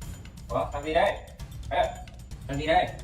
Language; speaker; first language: Vietnamese; native; Vietnamese